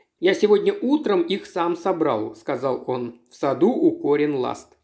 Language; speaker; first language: Russian; native; Russian